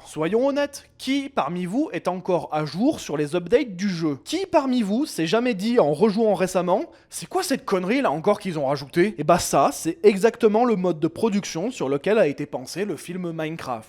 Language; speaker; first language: French; native; French